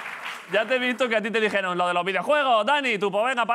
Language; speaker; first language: Spanish; native; Spanish